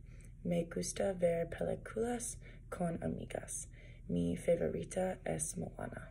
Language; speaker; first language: Spanish; non-native, learner; English